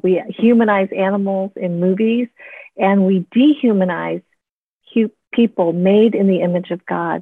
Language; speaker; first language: English; native; English